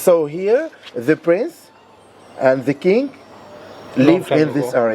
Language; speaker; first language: English; non-native, learner; Arabic